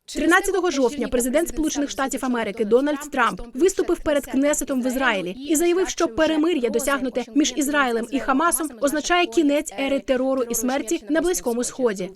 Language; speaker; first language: Ukrainian; native; Ukrainian